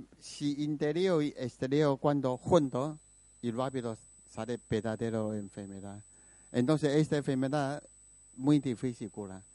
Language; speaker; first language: Spanish; non-native, learner; Chinese